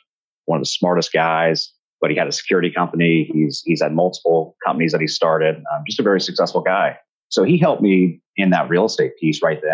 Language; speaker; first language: English; native; English